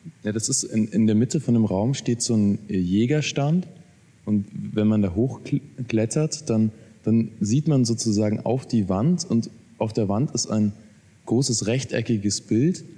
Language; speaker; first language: German; native; German